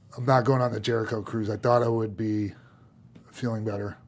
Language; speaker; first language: English; native; English